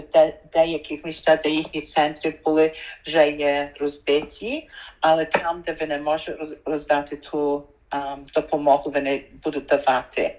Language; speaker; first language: Ukrainian; early bilingual, heritage; Ukrainian